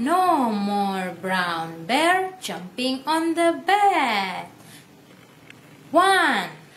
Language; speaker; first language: English; non-native, fluent; Indonesian